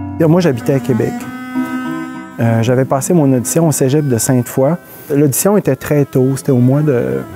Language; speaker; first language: French; native; French